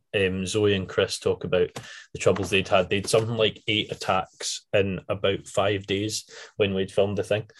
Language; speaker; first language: English; native; English